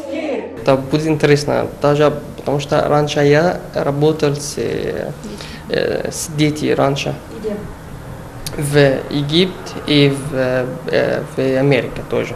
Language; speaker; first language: Russian; non-native, learner; Arabic